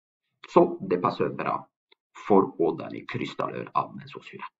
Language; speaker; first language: Norwegian; non-native, fluent; French